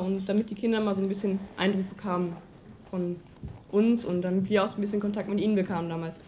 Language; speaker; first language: German; native; German